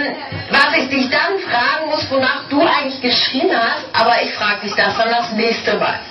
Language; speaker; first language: German; native; German